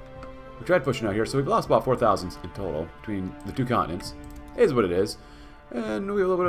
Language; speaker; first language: English; native; English